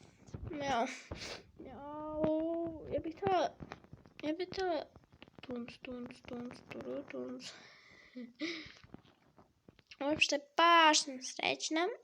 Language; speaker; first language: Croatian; early bilingual, heritage; Croatian